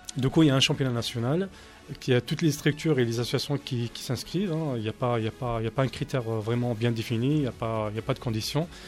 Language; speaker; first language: French; native; French